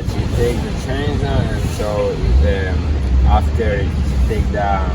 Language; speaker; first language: English; non-native, learner; Spanish